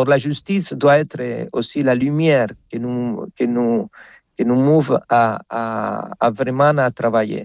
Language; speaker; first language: French; non-native, fluent; Spanish